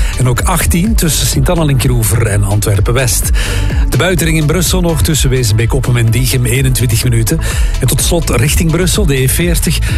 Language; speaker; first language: Dutch; native; Dutch